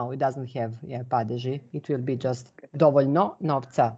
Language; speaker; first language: English; non-native, fluent; Serbian